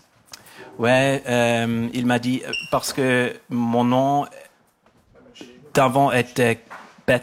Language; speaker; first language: French; non-native, local second language; German